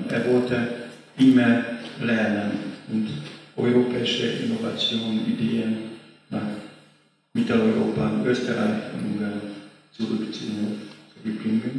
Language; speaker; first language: German; non-native, fluent; Hungarian